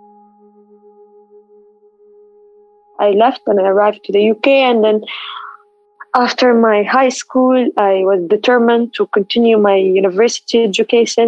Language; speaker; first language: English; non-native, fluent; Arabic